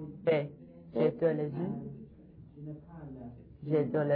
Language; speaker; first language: French; non-native, learner; English